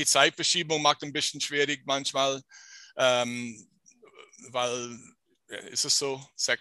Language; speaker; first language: German; non-native, fluent; English